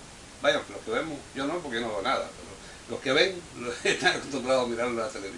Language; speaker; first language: Spanish; native; Spanish